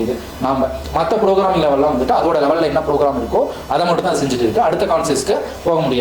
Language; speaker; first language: Tamil; native; Tamil